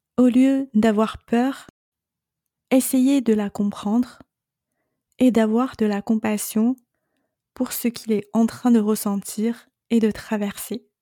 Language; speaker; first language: French; non-native, fluent; Chinese